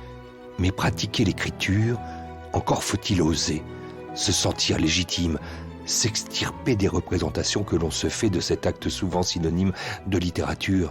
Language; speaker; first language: French; native; French